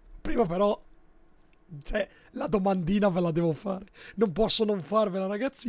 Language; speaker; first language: Italian; native; Italian